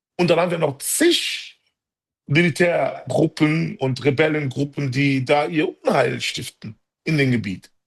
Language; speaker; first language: German; early bilingual, other home language; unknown